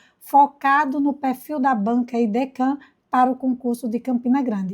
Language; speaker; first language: Portuguese; native; Portuguese